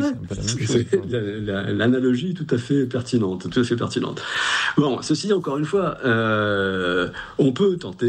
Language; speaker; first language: French; native; French